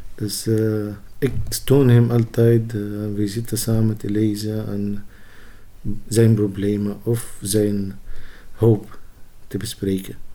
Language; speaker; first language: Dutch; non-native, learner; Arabic